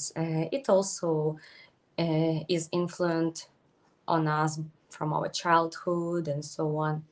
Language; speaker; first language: English; non-native, fluent; Ukrainian